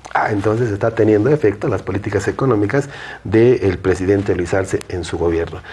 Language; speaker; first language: Spanish; native; Spanish